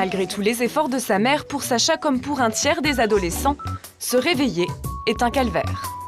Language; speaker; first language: French; native; French